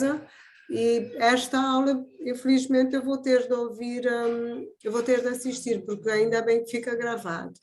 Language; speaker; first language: Portuguese; non-native, local second language; Kabuverdianu